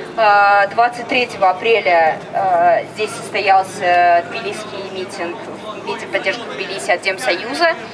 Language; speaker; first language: Russian; native; Russian